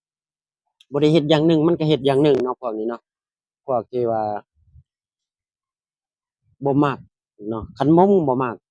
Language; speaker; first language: Thai; non-native, local second language; Northeastern Thai